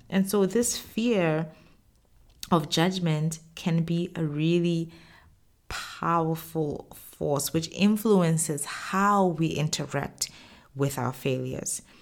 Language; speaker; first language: English; non-native, local second language; Tswana